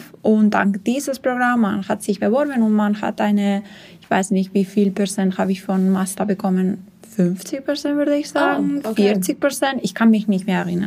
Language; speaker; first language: German; non-native, fluent; Spanish